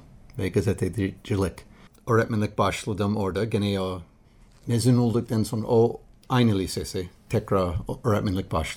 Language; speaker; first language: Turkish; non-native, learner; English